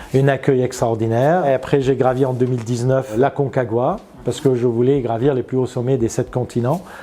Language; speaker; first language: French; non-native, fluent; Armenian